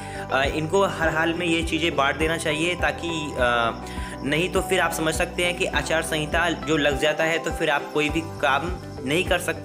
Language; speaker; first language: Hindi; native; Hindi